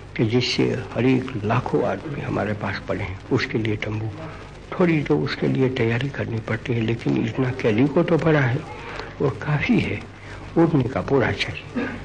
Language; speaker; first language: Hindi; non-native, local second language; Gujarati